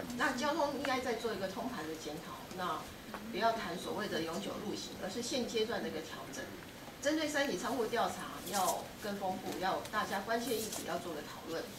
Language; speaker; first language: Chinese; native; Chinese